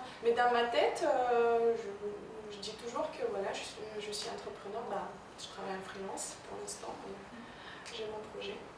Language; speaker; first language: French; non-native, fluent; Russian